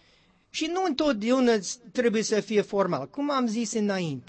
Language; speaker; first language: Romanian; non-native, learner; English